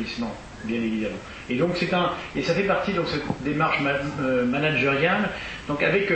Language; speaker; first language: French; native; French